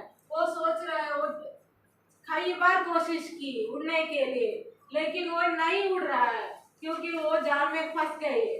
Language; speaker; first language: Hindi; non-native, local second language; Telugu